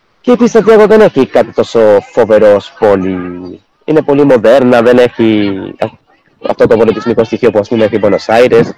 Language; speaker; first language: Greek; non-native, fluent; Spanish